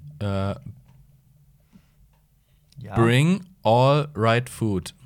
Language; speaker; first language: German; native; German